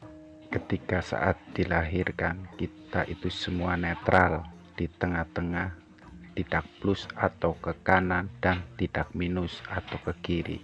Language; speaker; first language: Indonesian; native; Indonesian